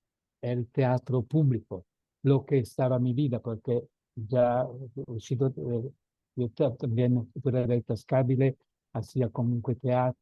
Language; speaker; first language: Spanish; non-native, fluent; Italian